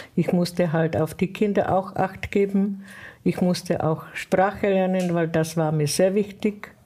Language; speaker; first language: German; non-native, fluent; Czech